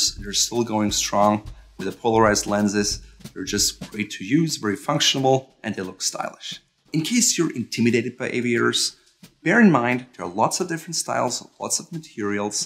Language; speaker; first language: English; non-native, fluent; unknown